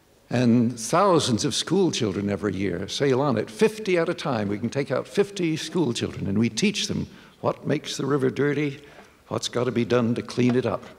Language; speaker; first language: English; native; English